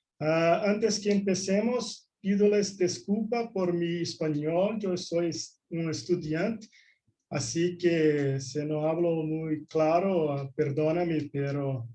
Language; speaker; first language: Spanish; non-native, fluent; Portuguese